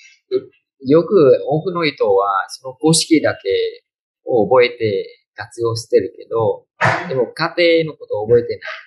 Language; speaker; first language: Japanese; non-native, fluent; Vietnamese